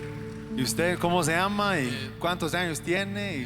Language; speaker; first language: Spanish; non-native, fluent; English